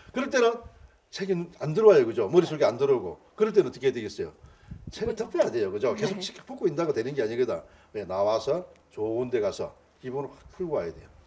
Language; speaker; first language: Korean; native; Korean